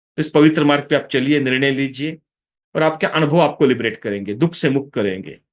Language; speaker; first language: Hindi; non-native, local second language; Marathi